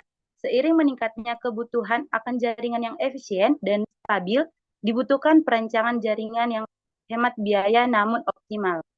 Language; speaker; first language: Indonesian; native; Indonesian